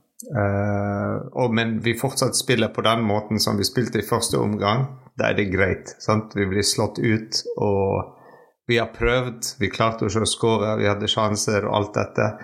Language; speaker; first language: Norwegian; non-native, fluent; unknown